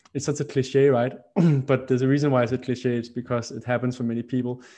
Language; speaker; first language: English; non-native, fluent; Danish